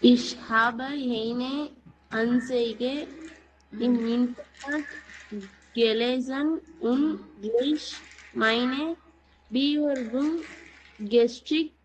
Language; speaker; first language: German; non-native, learner; Tamil